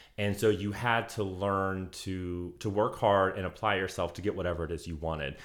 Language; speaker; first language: English; native; English